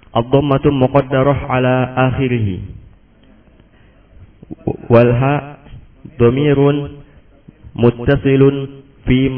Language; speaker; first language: Arabic; non-native, learner; Indonesian